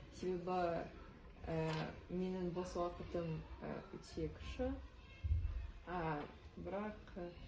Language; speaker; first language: Kazakh; non-native, local second language; Russian